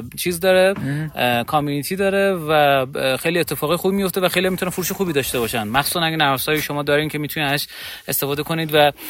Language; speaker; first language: Persian; native; Persian